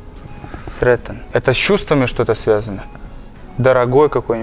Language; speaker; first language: Russian; native; Russian